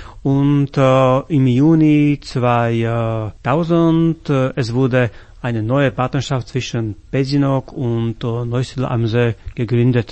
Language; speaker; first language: German; non-native, fluent; Slovak